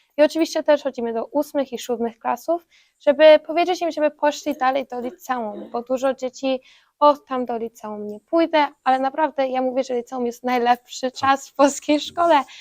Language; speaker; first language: Polish; early bilingual, heritage; Polish